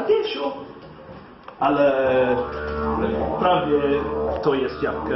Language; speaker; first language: Polish; non-native, learner; English